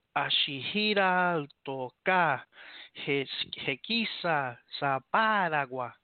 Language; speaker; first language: Spanish; early bilingual, heritage; Spanish